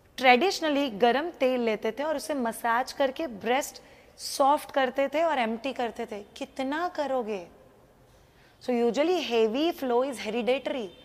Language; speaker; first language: Hindi; non-native, local second language; Marathi